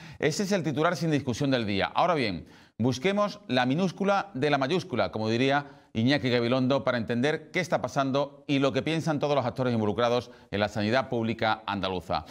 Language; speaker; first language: Spanish; native; Spanish